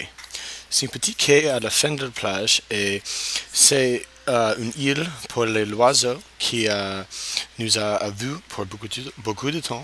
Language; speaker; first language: French; non-native, learner; English